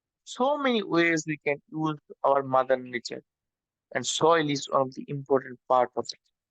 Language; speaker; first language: English; non-native, local second language; Bangla